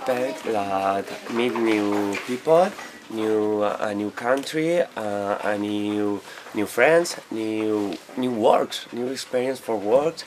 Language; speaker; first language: English; non-native, learner; Spanish